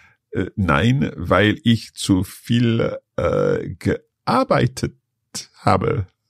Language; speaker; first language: German; non-native, learner; English